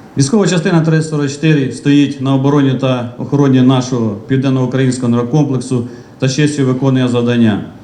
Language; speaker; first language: Ukrainian; native; Ukrainian